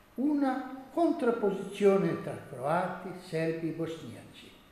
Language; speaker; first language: Italian; non-native, learner; Croatian